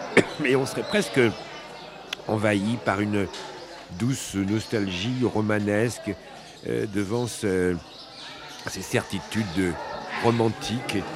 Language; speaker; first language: French; native; French